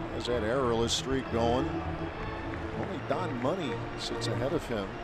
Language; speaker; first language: English; native; English